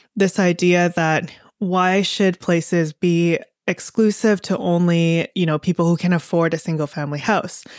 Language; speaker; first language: English; native; English